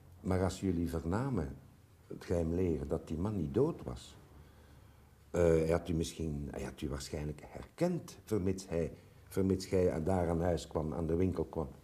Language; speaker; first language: Dutch; native; Dutch